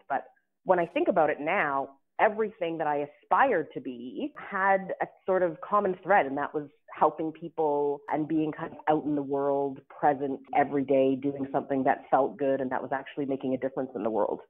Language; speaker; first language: English; native; English